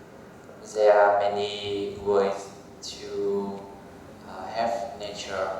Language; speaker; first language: English; non-native, learner; Vietnamese